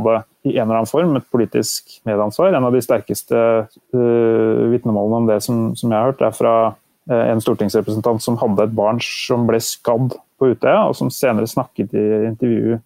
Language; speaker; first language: Norwegian; native; Norwegian